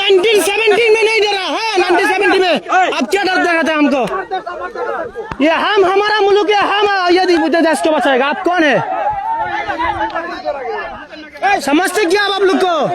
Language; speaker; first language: Hindi; non-native, learner; Bangla